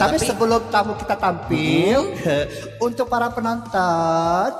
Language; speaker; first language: Indonesian; early bilingual, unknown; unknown